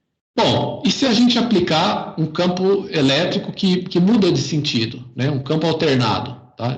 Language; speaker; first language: Portuguese; native; Portuguese